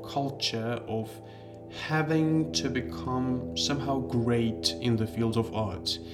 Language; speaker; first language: English; non-native, fluent; Georgian